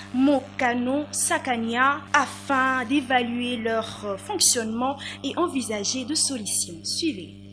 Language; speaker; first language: French; native; French